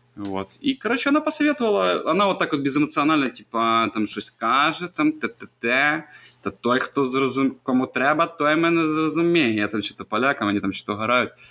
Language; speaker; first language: Russian; native; Russian